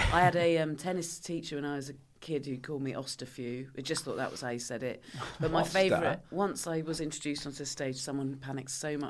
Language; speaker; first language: English; native; English